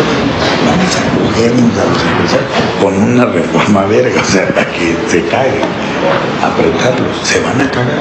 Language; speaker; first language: Spanish; native; Spanish